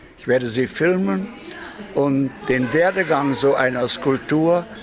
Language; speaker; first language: German; native; German